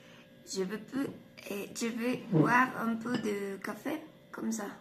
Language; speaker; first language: French; non-native, learner; Spanish